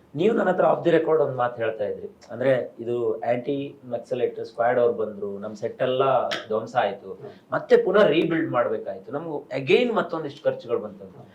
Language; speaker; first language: Kannada; native; Kannada